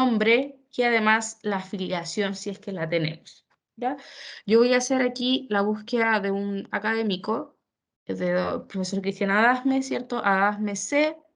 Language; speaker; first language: Spanish; native; Spanish